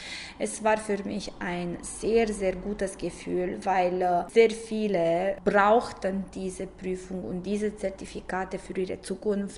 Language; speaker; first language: German; non-native, fluent; Romanian